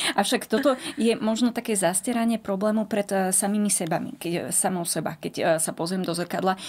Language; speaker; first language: Slovak; native; Slovak